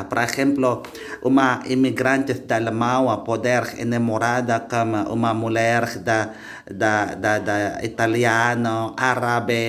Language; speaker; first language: Portuguese; non-native, learner; Indonesian